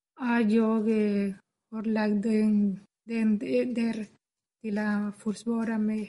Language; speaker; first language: Swedish; non-native, learner; Spanish